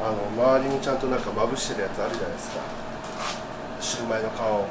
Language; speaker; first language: Japanese; native; Japanese